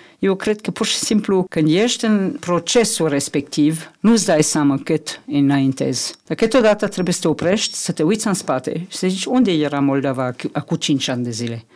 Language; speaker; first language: Romanian; non-native, fluent; French